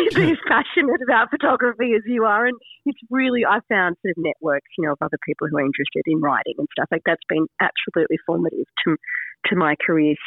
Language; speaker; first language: English; native; English